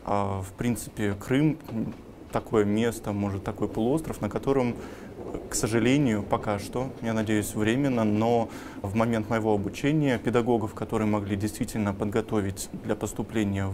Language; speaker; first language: Russian; native; Russian